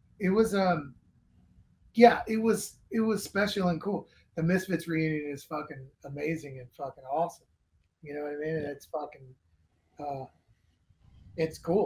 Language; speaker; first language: English; native; English